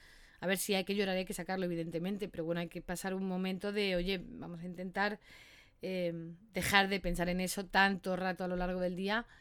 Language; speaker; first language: Spanish; native; Spanish